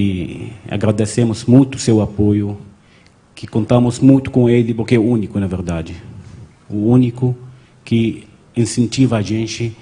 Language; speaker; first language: Portuguese; non-native, fluent; Arabic